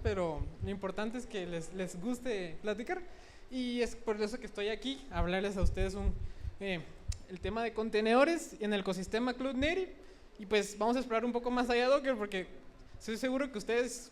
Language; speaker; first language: Spanish; native; Spanish